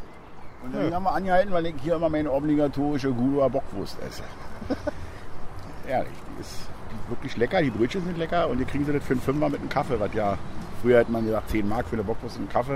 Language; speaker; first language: German; native; German